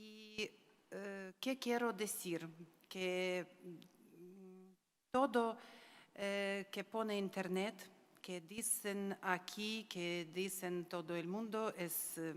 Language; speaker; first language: Spanish; non-native, learner; Ukrainian